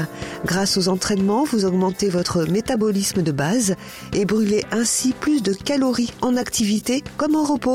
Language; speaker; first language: French; native; French